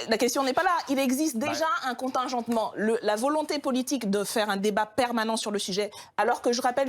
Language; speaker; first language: French; native; French